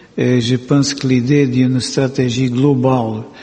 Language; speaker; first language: French; non-native, fluent; Portuguese